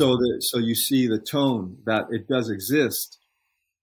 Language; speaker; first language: English; native; English